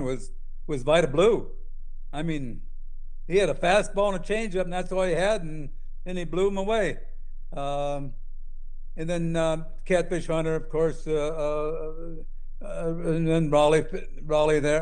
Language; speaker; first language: English; native; English